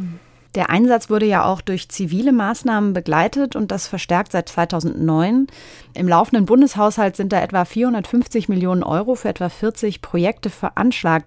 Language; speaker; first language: German; native; German